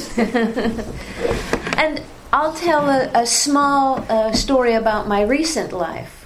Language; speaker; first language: English; native; English